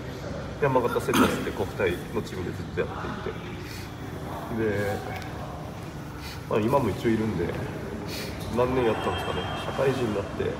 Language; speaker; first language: Japanese; native; Japanese